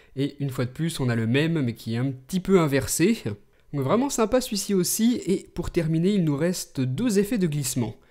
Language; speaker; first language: French; native; French